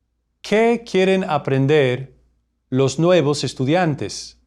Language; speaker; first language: Spanish; non-native, fluent; English